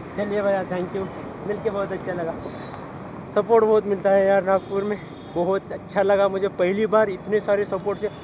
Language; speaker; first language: Hindi; non-native, local second language; Kannada